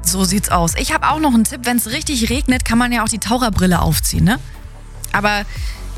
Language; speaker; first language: German; native; German